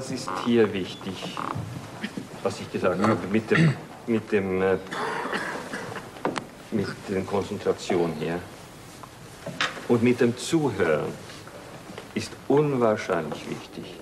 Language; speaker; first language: German; non-native, fluent; Swedish